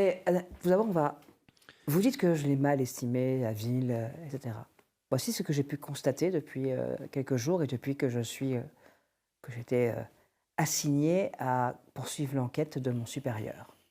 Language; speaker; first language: French; native; French